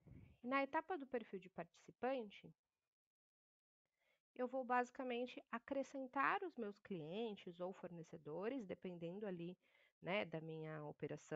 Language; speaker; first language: Portuguese; native; Portuguese